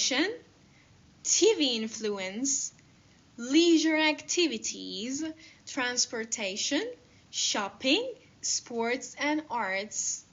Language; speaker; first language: English; non-native, fluent; Persian